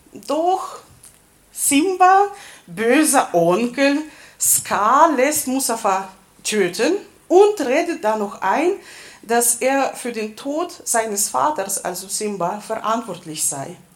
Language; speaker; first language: German; non-native, fluent; Russian